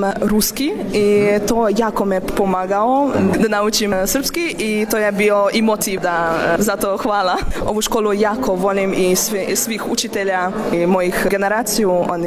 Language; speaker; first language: Serbian; non-native, learner; Hungarian